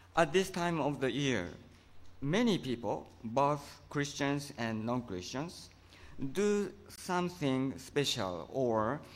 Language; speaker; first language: English; non-native, fluent; Japanese